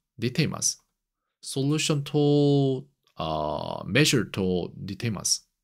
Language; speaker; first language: Japanese; non-native, learner; Korean